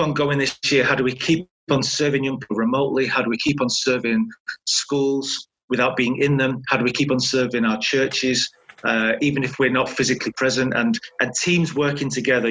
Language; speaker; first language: English; native; English